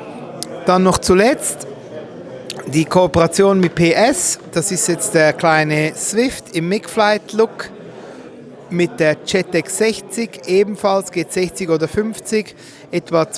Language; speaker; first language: German; native; German